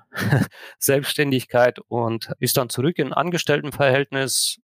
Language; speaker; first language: German; non-native, fluent; Russian